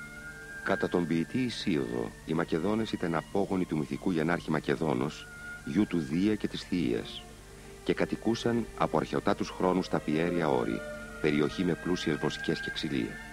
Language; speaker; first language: Greek; native; Greek